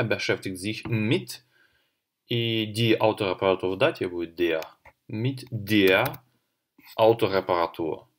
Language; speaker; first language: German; non-native, fluent; Russian